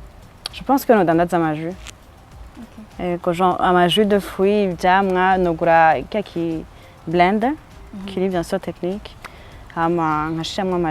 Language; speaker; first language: French; non-native, local second language; Rundi